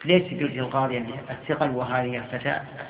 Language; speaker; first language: Arabic; native; Arabic